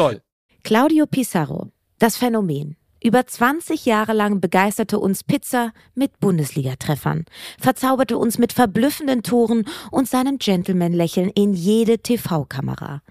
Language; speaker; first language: German; native; German